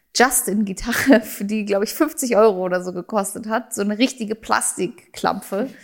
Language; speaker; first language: German; native; German